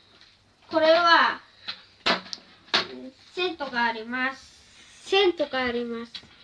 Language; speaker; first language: Japanese; early bilingual, other home language; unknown